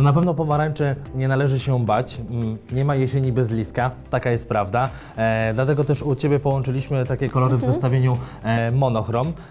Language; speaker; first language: Polish; native; Polish